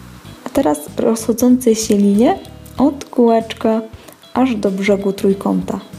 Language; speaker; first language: Polish; native; Polish